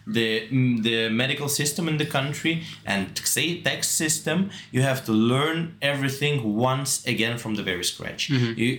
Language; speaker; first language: English; non-native, fluent; Russian